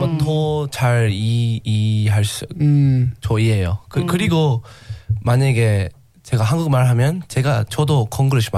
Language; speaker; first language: Korean; non-native, learner; English